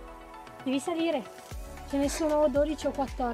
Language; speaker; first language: Italian; native; Italian